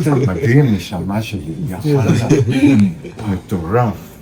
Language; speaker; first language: Hebrew; non-native, fluent; Romanian